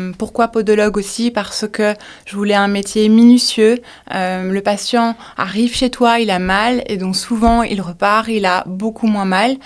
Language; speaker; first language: French; native; French